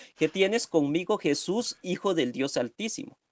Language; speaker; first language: Spanish; native; Spanish